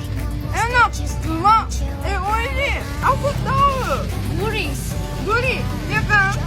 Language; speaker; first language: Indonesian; non-native, learner; Japanese